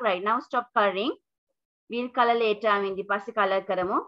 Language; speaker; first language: English; non-native, local second language; Sinhala